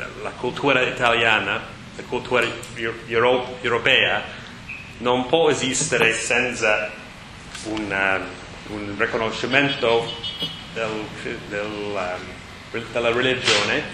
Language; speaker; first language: Italian; non-native, learner; English